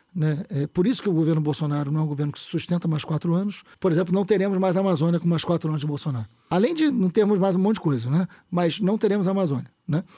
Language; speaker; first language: Portuguese; native; Portuguese